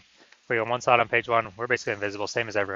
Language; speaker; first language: English; native; English